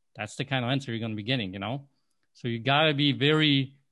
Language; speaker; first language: English; non-native, fluent; Polish